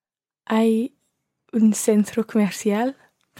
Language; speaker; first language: Spanish; non-native, learner; English